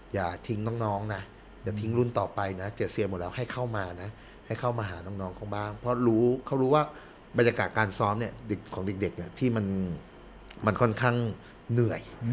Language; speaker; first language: Thai; early bilingual, heritage; Thai